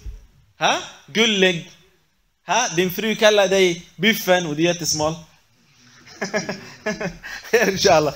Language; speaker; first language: Swedish; non-native, fluent; Arabic